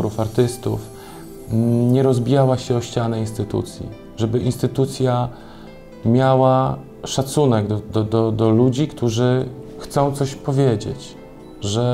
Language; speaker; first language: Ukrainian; non-native, learner; Polish